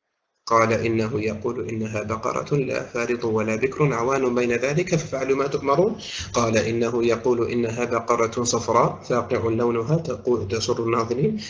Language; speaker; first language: Arabic; non-native, fluent; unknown